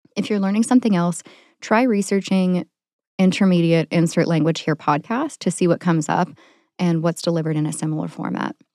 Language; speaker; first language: English; native; English